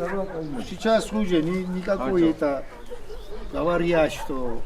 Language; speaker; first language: Russian; non-native, local second language; Svan